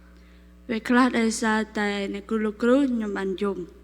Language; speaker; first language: Khmer; non-native, local second language; Korean